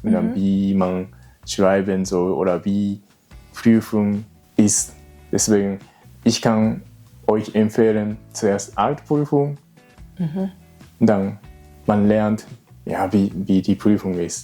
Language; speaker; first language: German; non-native, learner; Japanese